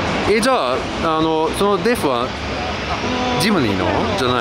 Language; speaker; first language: Japanese; non-native, fluent; English